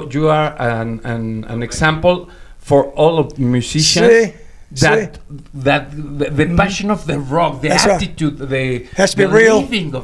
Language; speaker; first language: English; non-native, learner; Spanish